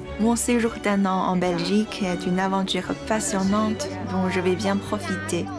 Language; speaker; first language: French; non-native, fluent; Chinese